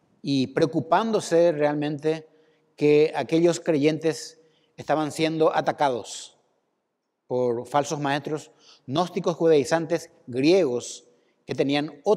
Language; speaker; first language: Spanish; native; Spanish